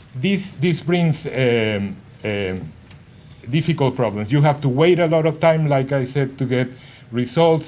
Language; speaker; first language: English; non-native, fluent; Spanish